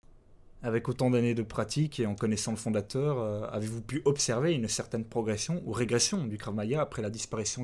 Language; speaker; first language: French; native; French